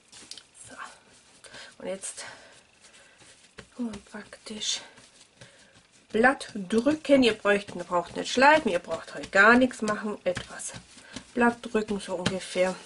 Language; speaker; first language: German; native; German